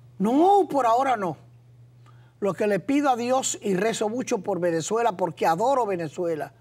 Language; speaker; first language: Spanish; native; Spanish